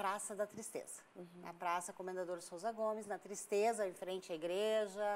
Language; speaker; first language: Portuguese; native; Portuguese